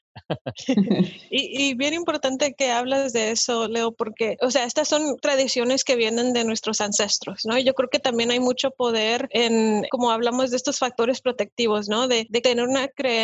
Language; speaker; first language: Spanish; native; Spanish